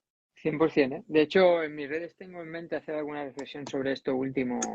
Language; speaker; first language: Spanish; native; Spanish